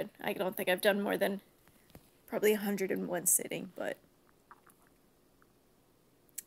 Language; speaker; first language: English; native; English